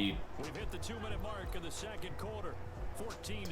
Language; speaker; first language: English; native; English